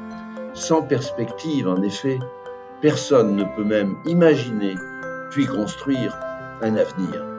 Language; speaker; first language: French; native; French